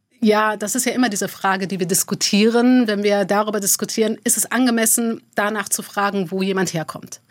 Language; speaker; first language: German; early bilingual, other home language; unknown